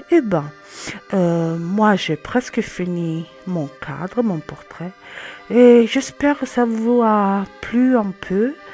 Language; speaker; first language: French; non-native, learner; Italian